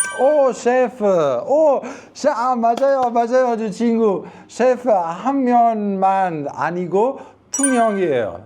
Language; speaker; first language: Korean; non-native, learner; Italian